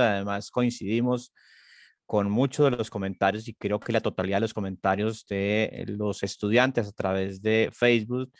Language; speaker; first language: Spanish; native; Spanish